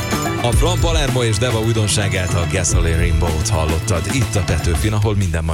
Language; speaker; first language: Hungarian; native; Hungarian